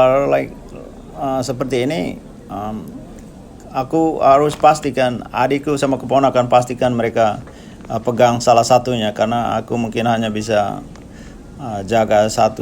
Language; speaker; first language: Indonesian; non-native, local second language; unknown